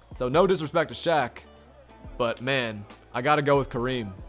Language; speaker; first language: English; native; English